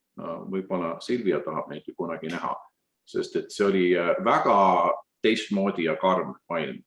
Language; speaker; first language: Estonian; early bilingual, heritage; Estonian